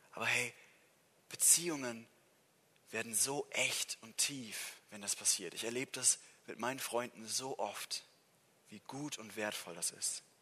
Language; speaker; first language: German; non-native, fluent; English